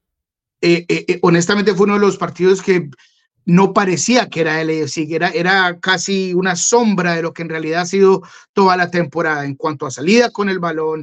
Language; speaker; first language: Spanish; native; Spanish